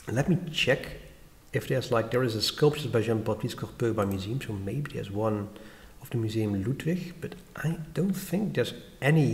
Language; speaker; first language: English; non-native, fluent; Dutch